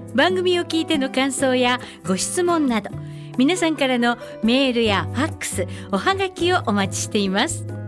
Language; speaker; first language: Japanese; native; Japanese